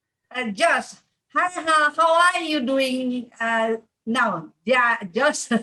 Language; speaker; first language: English; non-native, learner; Indonesian